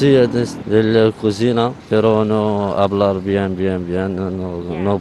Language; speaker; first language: Spanish; non-native, learner; Arabic